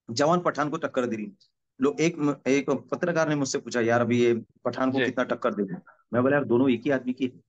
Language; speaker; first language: Hindi; non-native, local second language; Marathi